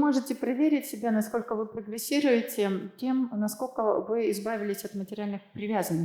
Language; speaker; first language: Russian; native; Russian